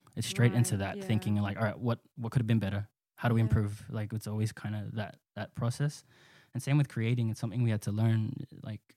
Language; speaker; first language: English; native; English